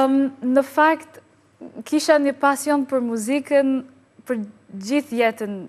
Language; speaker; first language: Albanian; non-native, learner; English